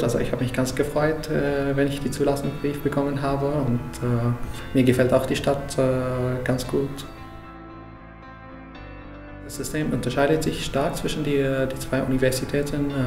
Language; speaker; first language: German; non-native, fluent; Arabic